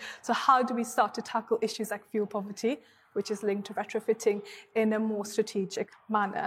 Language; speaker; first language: English; non-native, local second language; Hindi